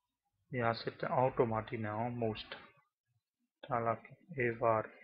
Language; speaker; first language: Finnish; non-native, learner; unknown